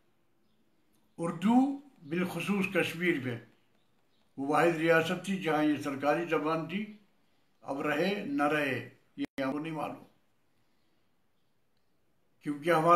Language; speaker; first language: Urdu; non-native, local second language; Kashmiri